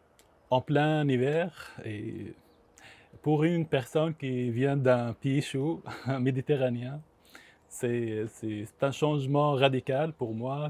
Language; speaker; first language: French; non-native, local second language; Arabic